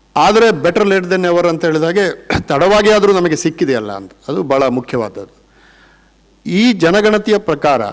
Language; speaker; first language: Kannada; non-native, local second language; Tulu